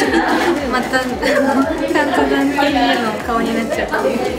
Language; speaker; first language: Japanese; native; Japanese